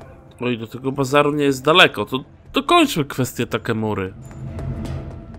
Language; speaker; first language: Polish; native; Polish